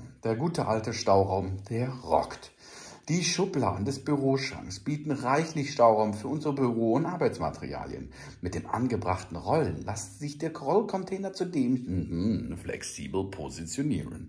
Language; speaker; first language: German; native; German